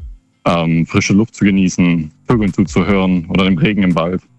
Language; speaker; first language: German; native; German